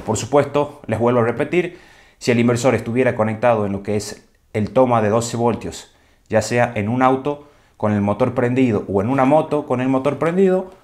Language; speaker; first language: Spanish; native; Spanish